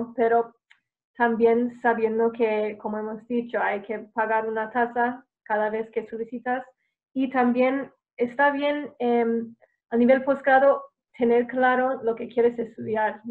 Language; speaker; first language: Spanish; non-native, fluent; English